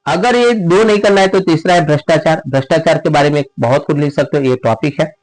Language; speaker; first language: Hindi; non-native, local second language; Gujarati